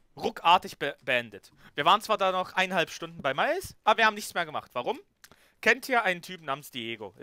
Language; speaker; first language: German; early bilingual, other home language; Ukrainian